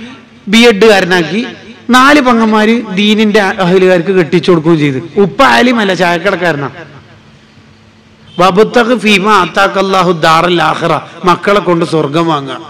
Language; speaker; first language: Malayalam; native; Malayalam